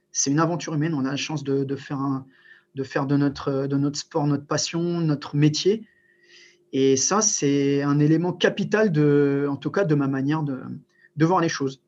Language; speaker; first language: French; early bilingual, other home language; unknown